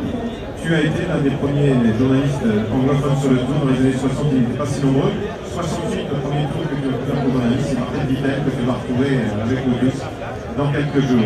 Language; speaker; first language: French; native; French